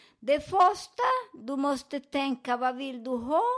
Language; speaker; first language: Swedish; non-native, fluent; Spanish